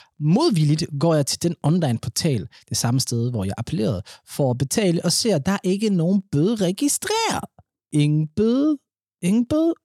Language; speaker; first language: Danish; early bilingual, other home language; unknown